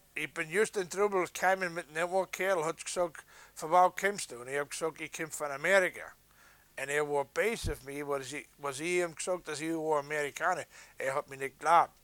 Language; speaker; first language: German; early bilingual, heritage; English